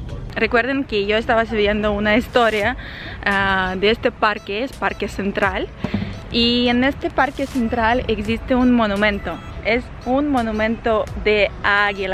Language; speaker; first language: Spanish; non-native, fluent; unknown